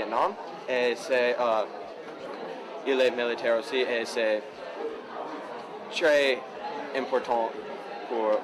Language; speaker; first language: French; non-native, learner; English